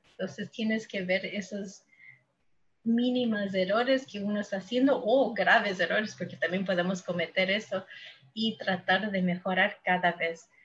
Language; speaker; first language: Spanish; non-native, fluent; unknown